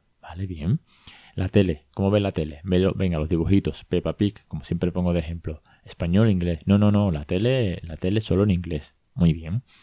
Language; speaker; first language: Spanish; native; Spanish